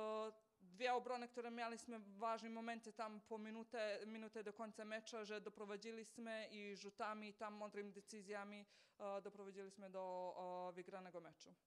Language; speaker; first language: Polish; non-native, fluent; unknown